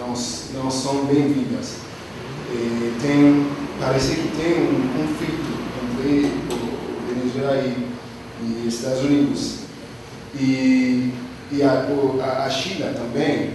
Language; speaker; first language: Portuguese; non-native, learner; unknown